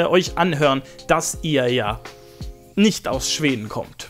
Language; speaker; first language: German; non-native, fluent; Swedish